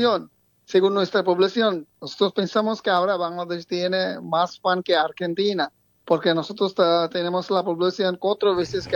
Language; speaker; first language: Spanish; non-native, learner; Bangla